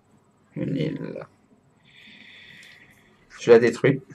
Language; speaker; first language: French; native; French